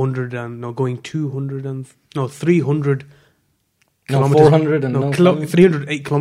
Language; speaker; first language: English; native; English